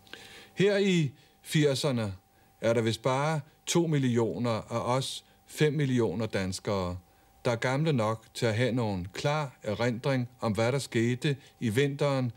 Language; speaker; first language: Danish; native; Danish